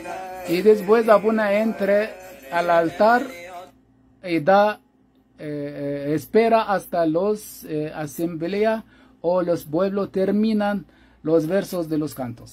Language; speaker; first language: Spanish; non-native, fluent; Arabic